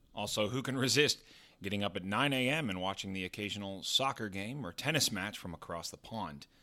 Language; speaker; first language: English; native; English